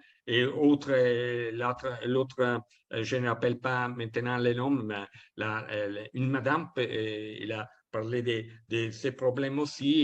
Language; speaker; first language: French; non-native, learner; Italian